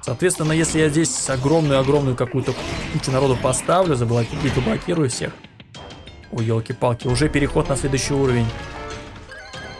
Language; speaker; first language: Russian; native; Russian